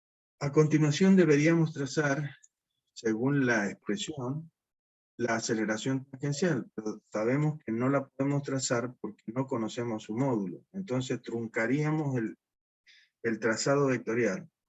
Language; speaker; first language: Spanish; native; Spanish